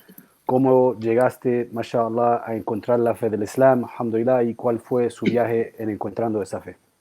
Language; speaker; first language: Spanish; early bilingual, heritage; Spanish